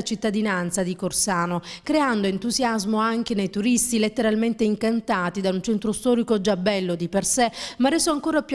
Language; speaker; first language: Italian; native; Italian